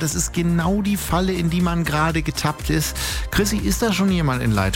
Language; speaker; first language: German; native; German